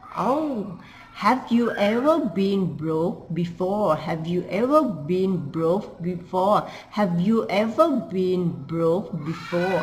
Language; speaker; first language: English; non-native, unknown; Thai